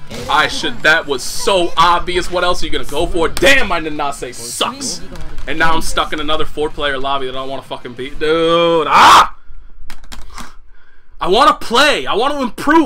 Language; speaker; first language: English; native; English